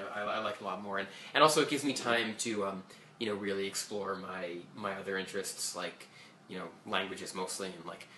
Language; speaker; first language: English; native; English